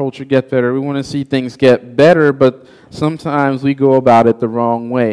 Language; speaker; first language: English; non-native, fluent; Haitian Creole